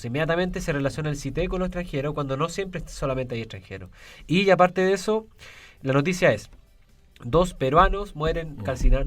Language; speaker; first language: Spanish; native; Spanish